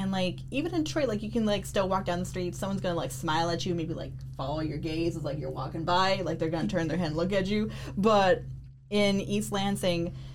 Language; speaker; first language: English; native; English